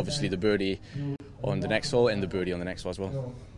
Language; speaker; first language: English; non-native, fluent; Spanish